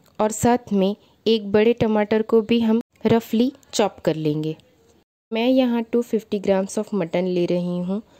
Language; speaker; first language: Hindi; native; Hindi